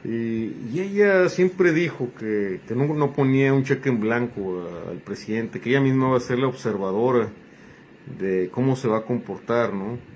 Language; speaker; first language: Spanish; native; Spanish